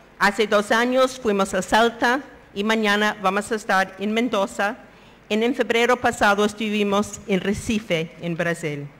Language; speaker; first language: Spanish; non-native, fluent; English